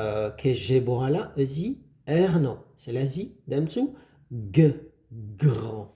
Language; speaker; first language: Amharic; non-native, fluent; French